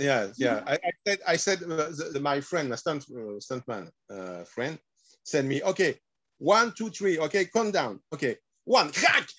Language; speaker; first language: English; non-native, learner; French